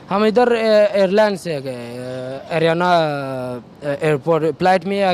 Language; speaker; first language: Hindi; non-native, learner; Pashto